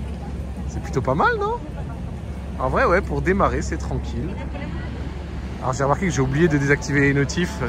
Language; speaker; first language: French; native; French